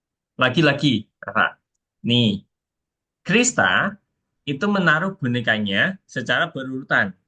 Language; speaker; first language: Indonesian; native; Indonesian